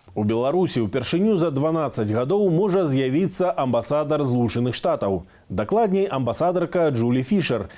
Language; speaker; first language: Belarusian; native; Belarusian